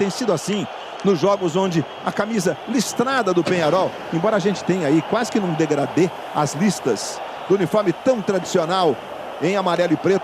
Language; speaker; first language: Portuguese; native; Portuguese